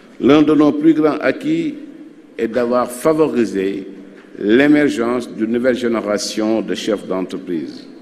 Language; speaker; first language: French; non-native, local second language; Wolof